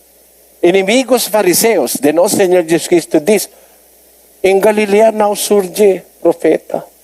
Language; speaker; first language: Portuguese; non-native, learner; Filipino